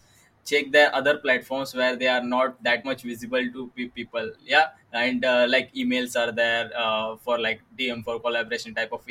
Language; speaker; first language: English; non-native, local second language; Marathi